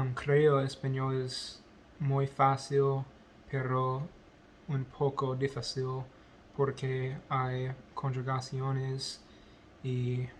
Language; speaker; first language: Spanish; non-native, learner; English